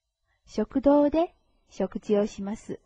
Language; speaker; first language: Japanese; non-native, fluent; Chinese